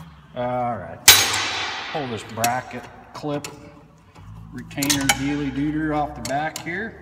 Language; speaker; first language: English; native; English